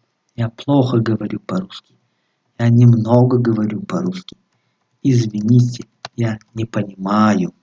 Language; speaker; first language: Russian; non-native, local second language; Tajik